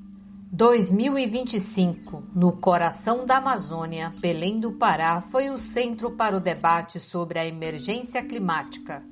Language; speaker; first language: Portuguese; native; Portuguese